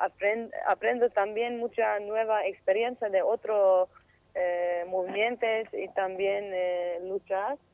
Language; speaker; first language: Spanish; non-native, learner; Kurdish